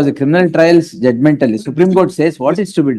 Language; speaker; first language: English; non-native, local second language; Kannada